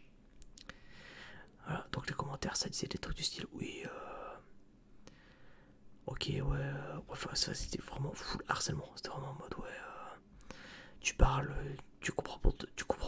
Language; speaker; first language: French; native; French